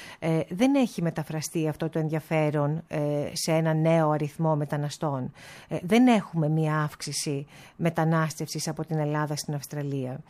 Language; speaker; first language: Greek; early bilingual, heritage; Greek